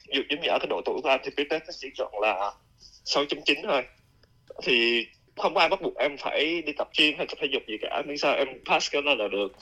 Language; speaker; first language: Vietnamese; native; Vietnamese